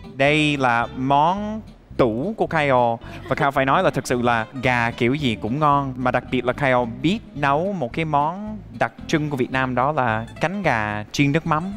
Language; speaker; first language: Vietnamese; non-native, fluent; English